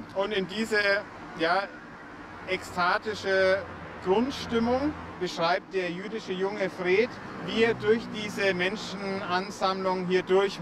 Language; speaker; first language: German; native; German